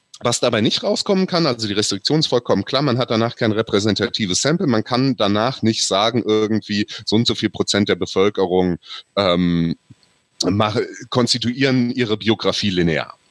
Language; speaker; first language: German; native; German